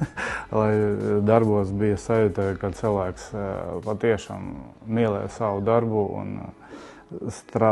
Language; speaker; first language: Latvian; non-native, local second language; Russian